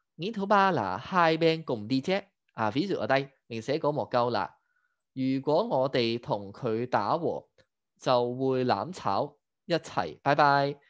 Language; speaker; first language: Vietnamese; non-native, fluent; Cantonese